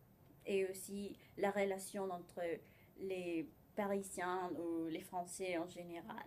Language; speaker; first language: French; non-native, learner; Spanish